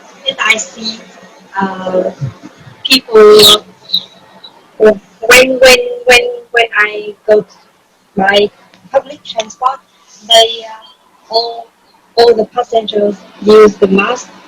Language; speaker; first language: English; non-native, learner; Vietnamese